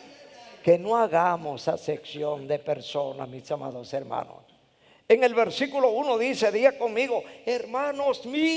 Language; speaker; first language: Spanish; native; Spanish